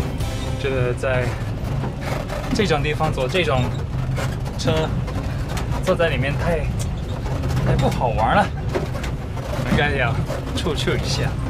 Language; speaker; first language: Chinese; early bilingual, heritage; Chinese